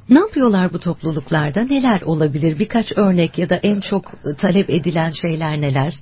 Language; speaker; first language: Turkish; native; Turkish